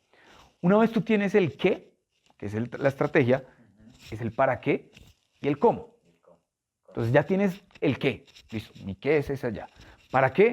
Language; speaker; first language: Spanish; native; Spanish